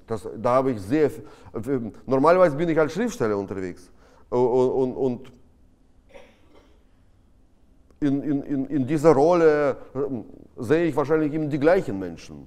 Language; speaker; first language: German; non-native, fluent; Russian